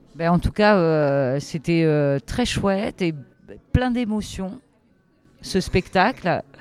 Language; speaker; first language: French; native; French